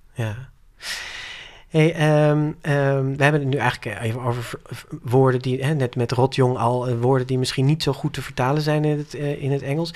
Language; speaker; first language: Dutch; native; Dutch